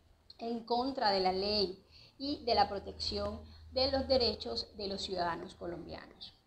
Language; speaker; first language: Spanish; native; Spanish